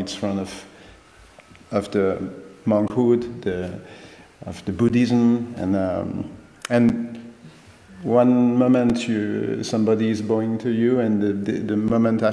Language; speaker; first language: English; non-native, fluent; French